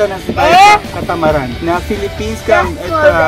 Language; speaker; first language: Russian; non-native, learner; Filipino